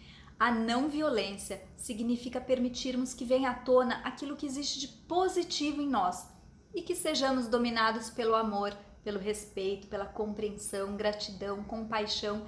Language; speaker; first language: Portuguese; native; Portuguese